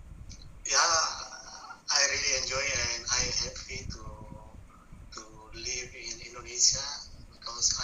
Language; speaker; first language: English; non-native, learner; Buginese